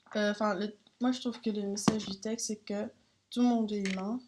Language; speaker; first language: French; non-native, learner; Danish